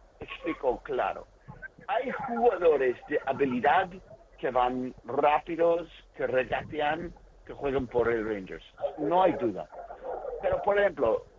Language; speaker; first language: Spanish; non-native, learner; English